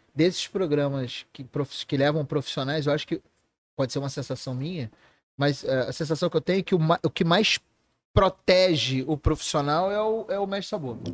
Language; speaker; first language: Portuguese; native; Portuguese